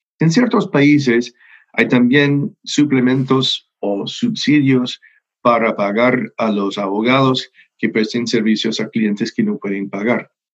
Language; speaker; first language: Spanish; non-native, fluent; English